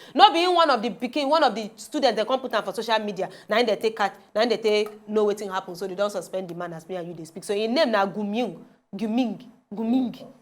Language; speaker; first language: Nigerian Pidgin; non-native, local second language; Yoruba